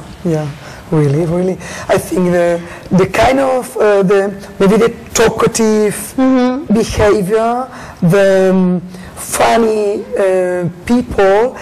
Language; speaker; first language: English; non-native, learner; Spanish